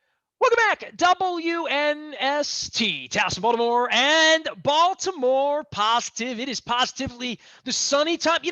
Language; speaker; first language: English; native; English